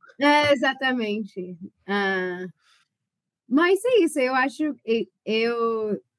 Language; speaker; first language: Portuguese; non-native, fluent; English